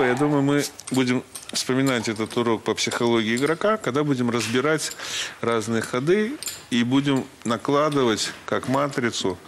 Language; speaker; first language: Russian; native; Russian